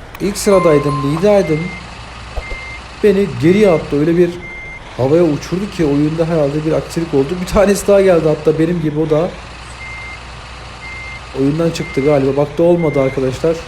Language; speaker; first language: Turkish; native; Turkish